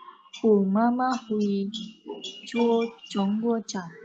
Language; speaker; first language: Chinese; non-native, learner; Indonesian